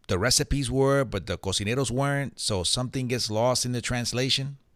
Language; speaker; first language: English; early bilingual, other home language; Spanish